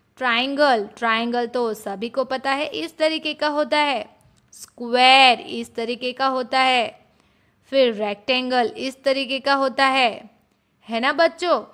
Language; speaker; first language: Hindi; non-native, local second language; Gujarati